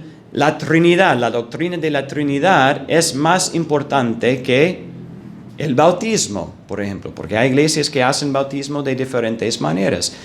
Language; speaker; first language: Spanish; non-native, fluent; English